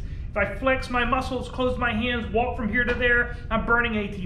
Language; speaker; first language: English; native; English